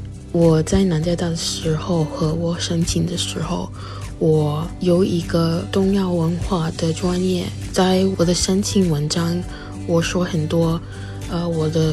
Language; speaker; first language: Chinese; non-native, learner; English